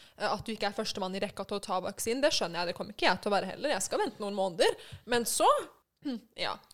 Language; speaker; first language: Norwegian; early bilingual, other home language; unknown